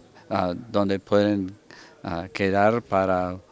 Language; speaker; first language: Spanish; non-native, fluent; English